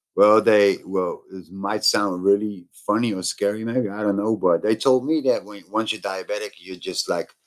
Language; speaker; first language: English; non-native, fluent; Dutch